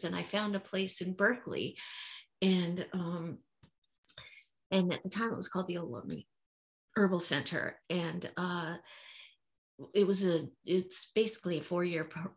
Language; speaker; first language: English; native; English